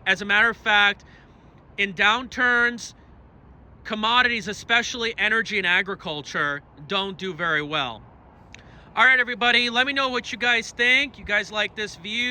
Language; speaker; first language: English; native; English